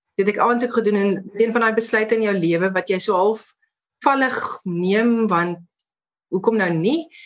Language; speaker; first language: Afrikaans; native; Afrikaans